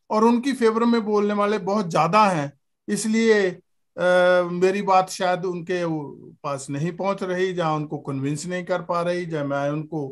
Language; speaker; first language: Hindi; native; Hindi